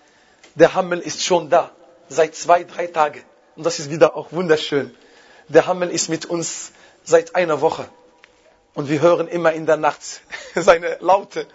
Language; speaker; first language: German; non-native, fluent; Arabic